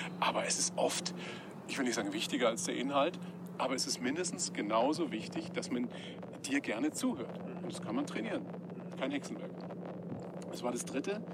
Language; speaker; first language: German; native; German